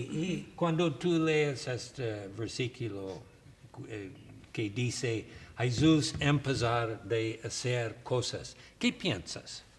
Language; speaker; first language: Spanish; non-native, learner; English